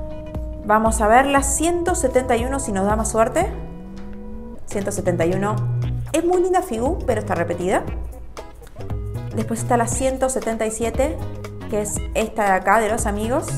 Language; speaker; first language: Spanish; native; Spanish